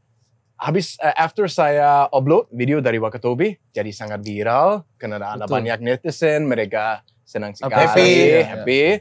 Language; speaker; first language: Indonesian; non-native, learner; Danish